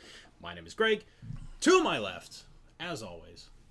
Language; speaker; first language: English; native; English